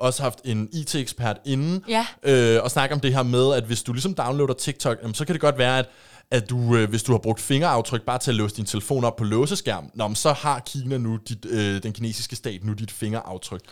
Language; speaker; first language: Danish; native; Danish